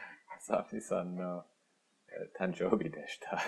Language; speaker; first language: Japanese; non-native, learner; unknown